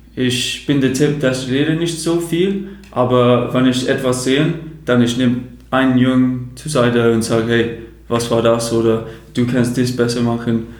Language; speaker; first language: German; non-native, fluent; English